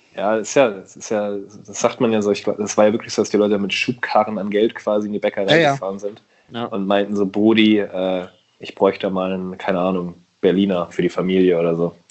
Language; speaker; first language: German; native; German